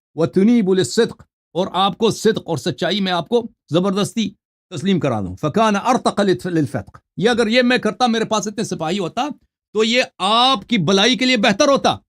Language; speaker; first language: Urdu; non-native, fluent; Persian